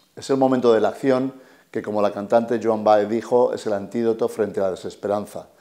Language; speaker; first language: Spanish; native; Spanish